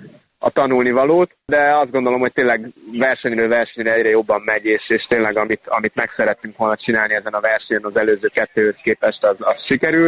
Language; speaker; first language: Hungarian; native; Hungarian